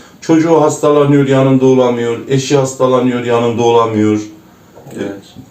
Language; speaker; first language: Turkish; native; Turkish